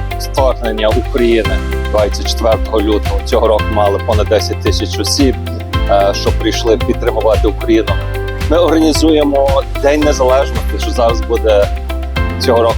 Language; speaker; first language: Ukrainian; early bilingual, heritage; Ukrainian